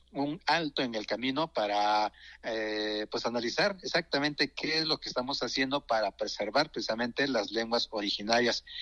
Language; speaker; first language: Spanish; non-native, local second language; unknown